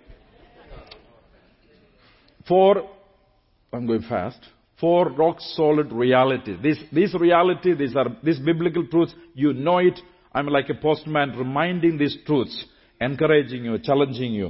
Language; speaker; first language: English; non-native, local second language; Malayalam